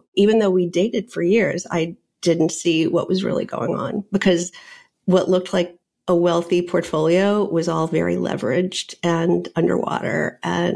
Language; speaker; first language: English; native; English